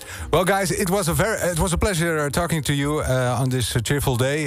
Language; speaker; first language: English; non-native, fluent; Dutch